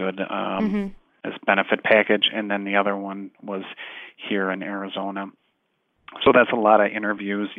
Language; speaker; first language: English; native; English